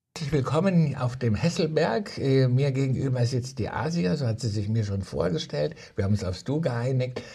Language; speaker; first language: German; native; German